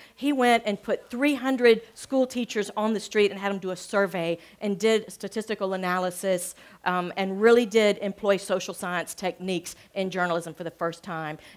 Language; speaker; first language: English; native; English